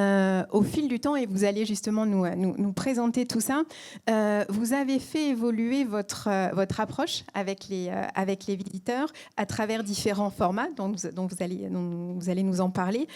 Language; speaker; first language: French; native; French